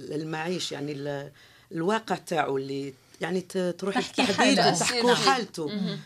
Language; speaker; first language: Arabic; non-native, local second language; Kabyle